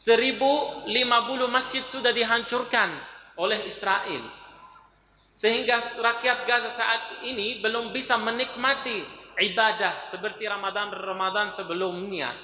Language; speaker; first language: Indonesian; non-native, fluent; Arabic